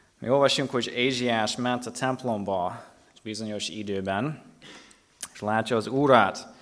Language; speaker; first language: Hungarian; non-native, fluent; English